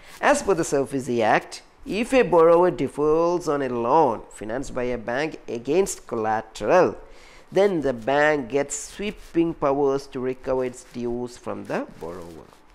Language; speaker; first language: English; non-native, local second language; Malayalam